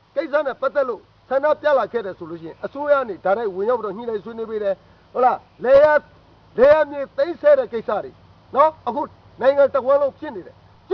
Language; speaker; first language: Burmese; native; Burmese